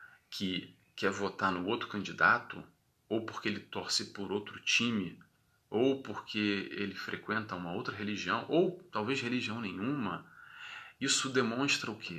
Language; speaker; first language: Portuguese; native; Portuguese